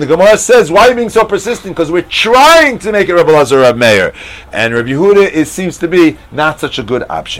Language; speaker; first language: English; native; English